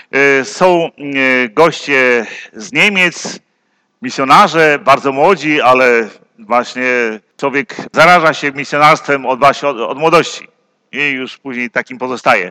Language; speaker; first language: Polish; native; Polish